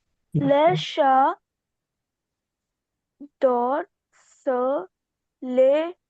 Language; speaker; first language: French; non-native, learner; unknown